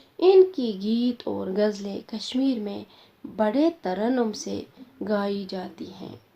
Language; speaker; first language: Urdu; non-native, local second language; Kashmiri